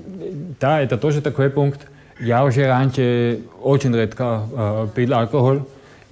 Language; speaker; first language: Russian; non-native, learner; German